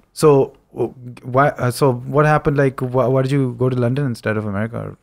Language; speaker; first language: English; non-native, local second language; Urdu